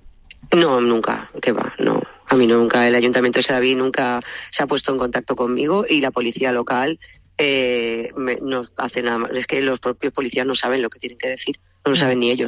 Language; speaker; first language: Spanish; native; Spanish